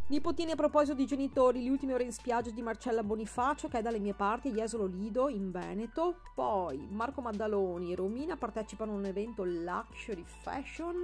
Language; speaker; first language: Italian; native; Italian